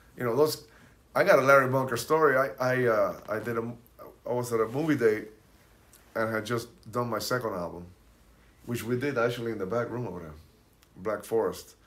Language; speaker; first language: English; early bilingual, other home language; Spanish